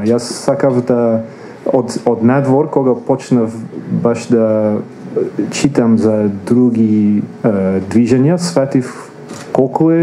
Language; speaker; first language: Macedonian; non-native, fluent; English